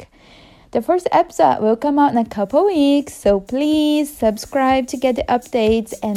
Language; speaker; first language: English; non-native, fluent; Portuguese